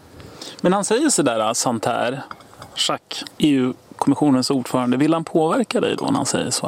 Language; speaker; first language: Swedish; native; Swedish